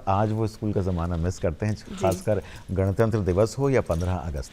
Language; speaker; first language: Hindi; native; Hindi